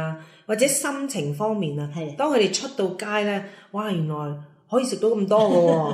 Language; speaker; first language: Cantonese; native; Cantonese